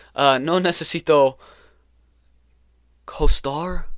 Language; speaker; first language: Spanish; non-native, learner; English